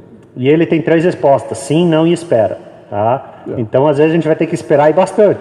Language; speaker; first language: Portuguese; native; Portuguese